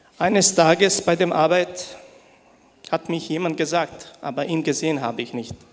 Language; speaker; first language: German; non-native, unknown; Bosnian